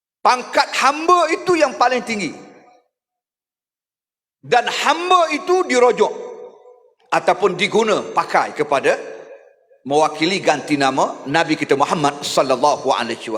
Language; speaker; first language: Malay; native; Malay